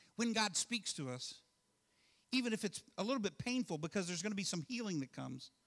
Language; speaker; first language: English; native; English